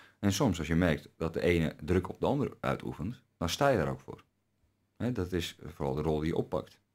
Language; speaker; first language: Dutch; early bilingual, other home language; Turkish